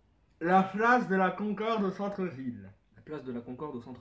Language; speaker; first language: French; native; French